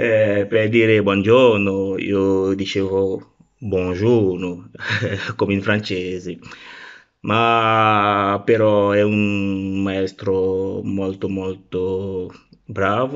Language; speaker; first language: Italian; non-native, fluent; French